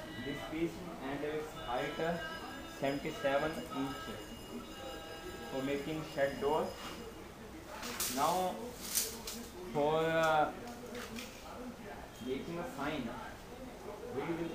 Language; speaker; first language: English; non-native, local second language; Hindi